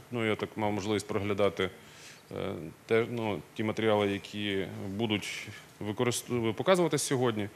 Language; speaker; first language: Ukrainian; non-native, local second language; Russian